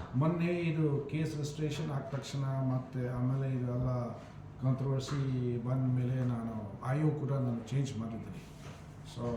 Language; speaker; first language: Kannada; non-native, fluent; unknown